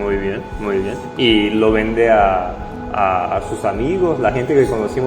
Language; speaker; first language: Spanish; non-native, fluent; French